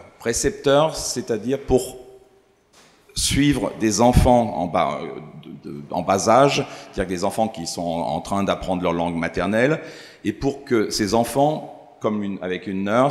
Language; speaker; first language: French; native; French